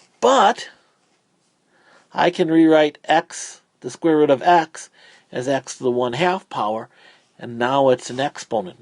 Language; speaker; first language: English; native; English